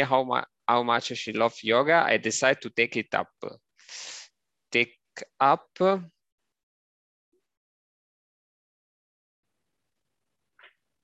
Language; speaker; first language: English; non-native, learner; Italian